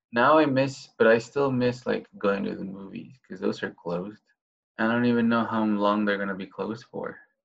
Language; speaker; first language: English; non-native, fluent; Spanish